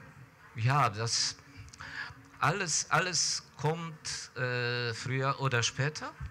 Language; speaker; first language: German; non-native, fluent; Ukrainian